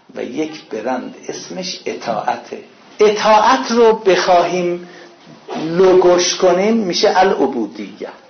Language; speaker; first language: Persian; non-native, local second language; Azerbaijani